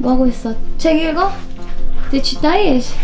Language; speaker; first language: Russian; non-native, learner; Korean